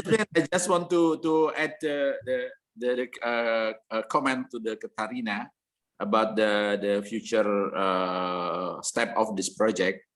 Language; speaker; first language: English; non-native, learner; Indonesian